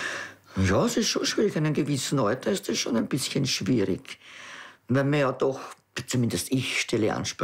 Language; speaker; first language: German; native; German